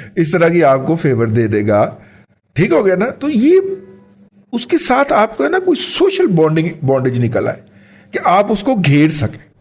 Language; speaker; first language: Urdu; non-native, local second language; Punjabi